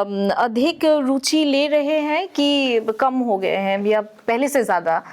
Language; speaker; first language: Hindi; native; Hindi